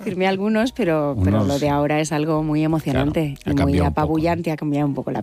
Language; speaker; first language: Spanish; native; Spanish